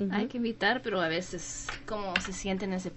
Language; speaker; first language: Spanish; non-native, fluent; English